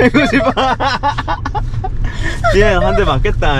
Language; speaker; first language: Korean; native; Korean